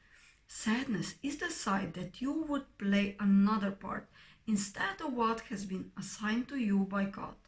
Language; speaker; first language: English; non-native, fluent; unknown